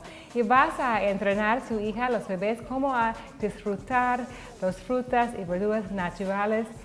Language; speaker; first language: Spanish; non-native, learner; English